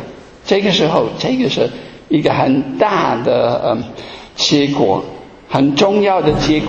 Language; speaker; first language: Chinese; non-native, fluent; German